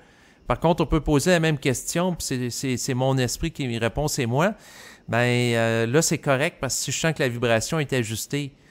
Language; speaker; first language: French; native; French